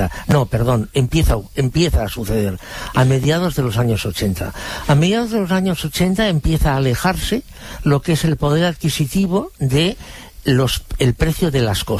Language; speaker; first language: Spanish; native; Spanish